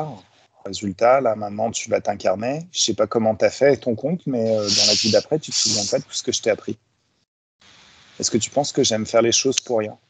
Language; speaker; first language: French; native; French